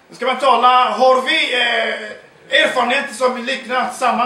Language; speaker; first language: Swedish; non-native, fluent; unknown